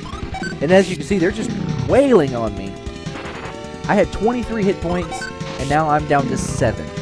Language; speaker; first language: English; native; English